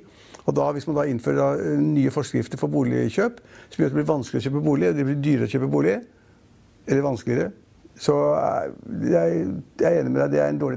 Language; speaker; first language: Norwegian; native; Norwegian